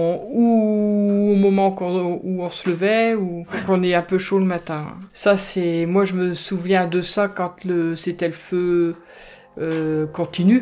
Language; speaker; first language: French; native; French